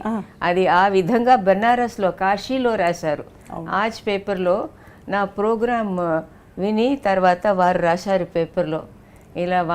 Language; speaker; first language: Telugu; non-native, local second language; Tamil